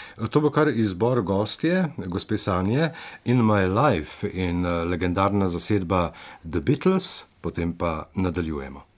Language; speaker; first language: Slovenian; native; Slovenian